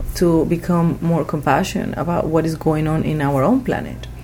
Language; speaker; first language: English; non-native, fluent; Spanish